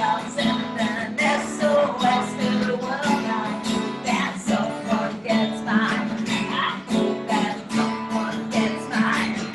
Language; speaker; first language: English; non-native, fluent; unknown